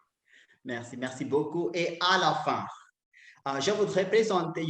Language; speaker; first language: French; non-native, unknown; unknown